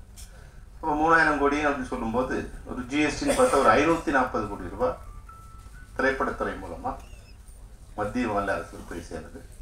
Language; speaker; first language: Tamil; native; Tamil